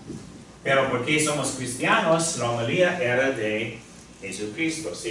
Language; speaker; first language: Spanish; non-native, fluent; English